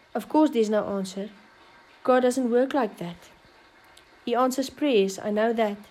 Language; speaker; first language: English; non-native, fluent; Afrikaans